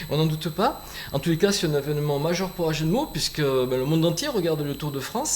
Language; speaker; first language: French; native; French